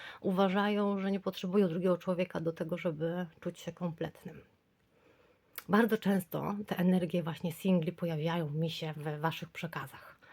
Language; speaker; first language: Polish; native; Polish